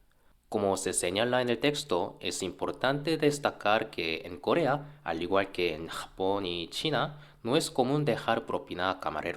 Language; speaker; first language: Spanish; non-native, fluent; Korean